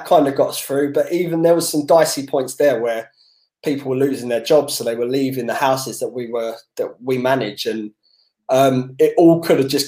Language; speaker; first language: English; native; English